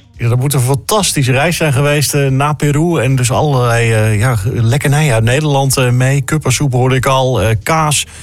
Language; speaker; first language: Dutch; native; Dutch